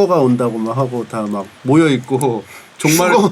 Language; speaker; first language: Korean; native; Korean